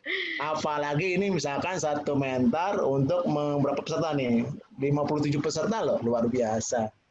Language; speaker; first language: Indonesian; native; Indonesian